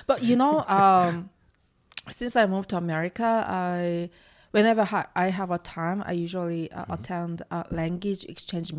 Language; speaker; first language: English; non-native, learner; Korean